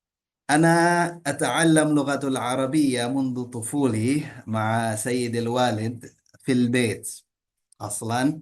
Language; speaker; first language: Arabic; early bilingual, heritage; Indonesian